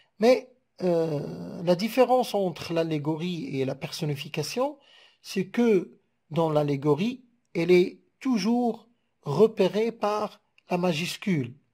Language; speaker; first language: French; non-native, local second language; Arabic